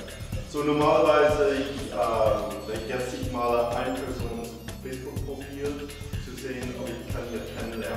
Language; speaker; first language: German; non-native, learner; English